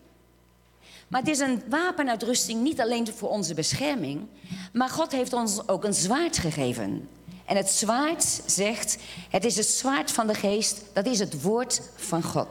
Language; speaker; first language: Dutch; non-native, fluent; Portuguese